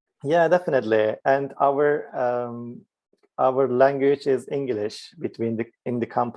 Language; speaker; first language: English; non-native, fluent; Turkish